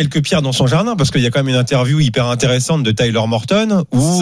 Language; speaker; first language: French; native; French